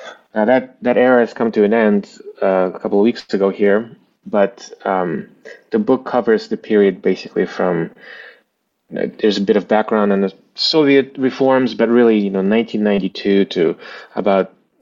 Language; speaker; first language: English; non-native, fluent; Russian